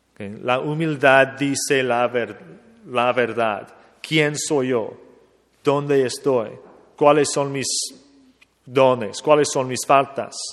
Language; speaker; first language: Spanish; non-native, fluent; English